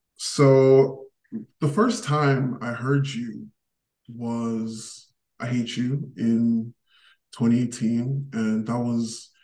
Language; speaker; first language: English; native; English